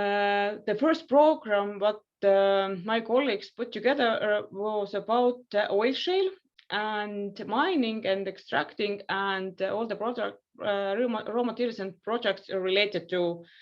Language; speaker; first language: English; non-native, fluent; Estonian